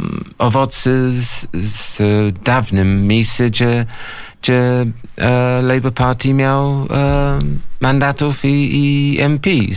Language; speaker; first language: Polish; non-native, learner; English